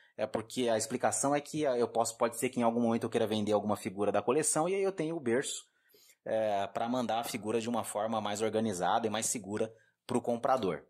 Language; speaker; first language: Portuguese; native; Portuguese